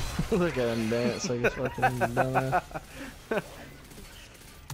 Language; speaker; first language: English; native; English